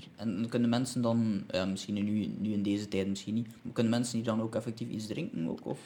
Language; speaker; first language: Dutch; native; Dutch